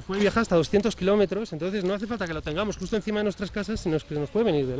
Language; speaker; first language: Spanish; native; Spanish